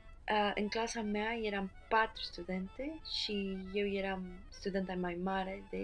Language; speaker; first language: Romanian; non-native, learner; Spanish